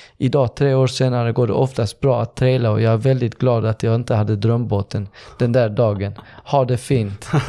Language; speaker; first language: Swedish; early bilingual, other home language; Persian